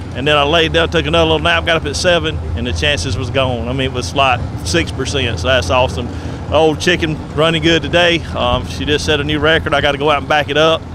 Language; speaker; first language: English; native; English